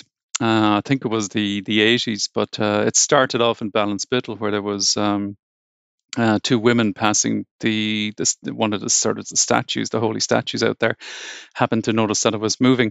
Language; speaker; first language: English; native; English